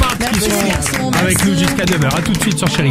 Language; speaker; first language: French; native; French